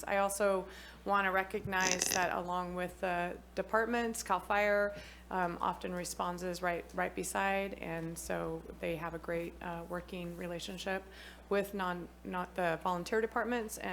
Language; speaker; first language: English; native; English